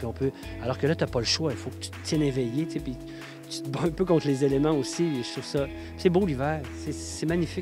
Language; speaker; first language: French; native; French